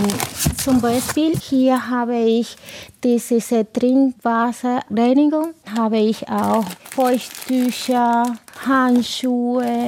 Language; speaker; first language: German; non-native, learner; Spanish